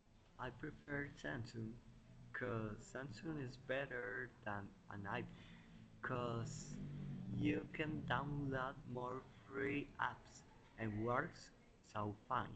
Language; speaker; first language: English; non-native, learner; Spanish